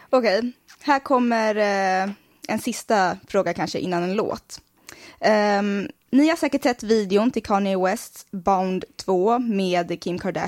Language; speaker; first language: Swedish; native; Swedish